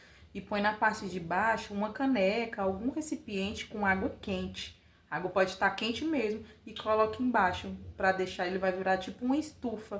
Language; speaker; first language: Portuguese; native; Portuguese